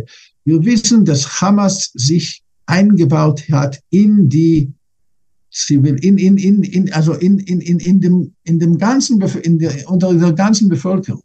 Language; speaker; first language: German; non-native, fluent; English